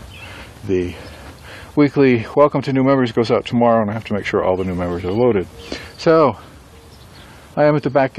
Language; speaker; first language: English; native; English